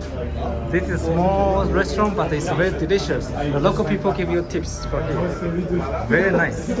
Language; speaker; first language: English; non-native, learner; Chinese